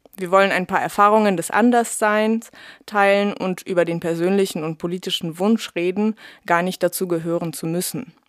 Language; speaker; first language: German; early bilingual, other home language; Russian